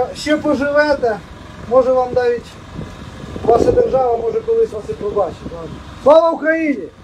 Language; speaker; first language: Ukrainian; native; Ukrainian